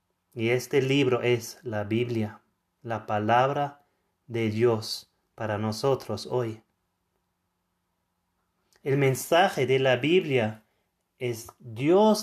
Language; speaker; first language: Spanish; non-native, fluent; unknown